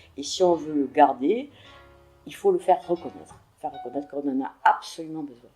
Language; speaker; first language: French; native; French